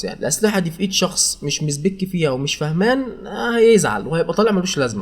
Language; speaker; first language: Arabic; native; Arabic